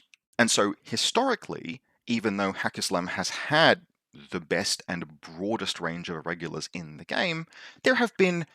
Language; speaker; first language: English; native; English